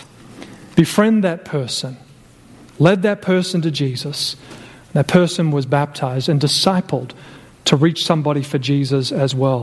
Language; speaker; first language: English; native; English